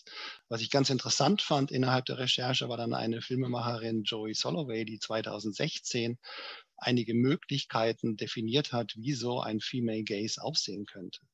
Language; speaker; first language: German; native; German